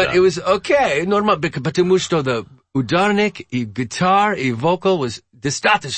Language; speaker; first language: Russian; non-native, learner; English